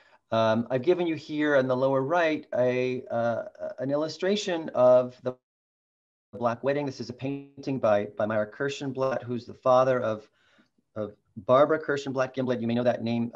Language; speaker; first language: English; native; English